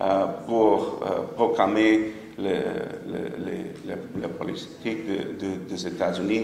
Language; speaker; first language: French; non-native, fluent; English